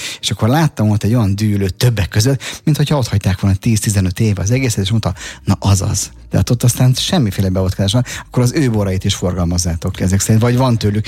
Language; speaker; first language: Hungarian; native; Hungarian